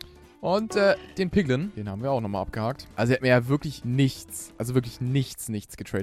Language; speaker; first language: German; native; German